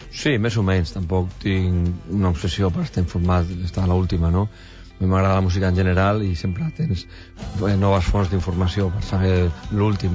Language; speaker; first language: Catalan; non-native, local second language; Spanish